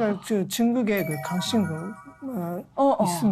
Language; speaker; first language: Korean; non-native, learner; Japanese